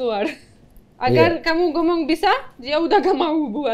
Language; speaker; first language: Indonesian; non-native, learner; Russian